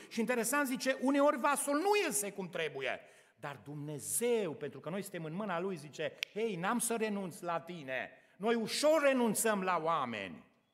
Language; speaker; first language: Romanian; native; Romanian